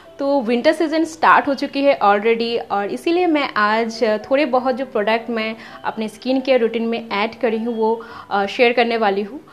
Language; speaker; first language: Hindi; non-native, local second language; Bangla